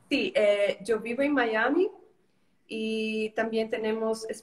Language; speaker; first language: Spanish; non-native, learner; Portuguese